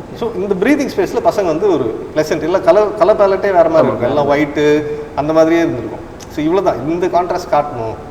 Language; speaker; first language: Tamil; native; Tamil